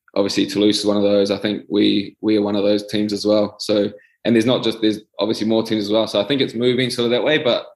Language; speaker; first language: English; native; English